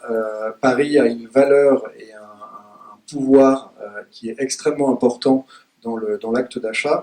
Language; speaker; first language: French; native; French